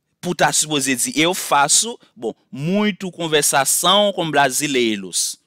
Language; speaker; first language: Portuguese; non-native, fluent; Haitian Creole